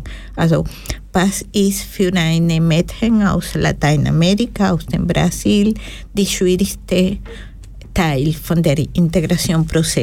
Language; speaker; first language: German; non-native, learner; Spanish